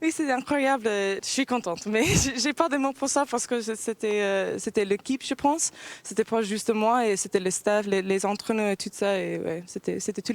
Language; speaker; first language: French; early bilingual, heritage; English